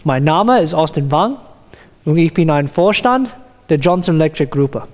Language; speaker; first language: German; non-native, learner; Cantonese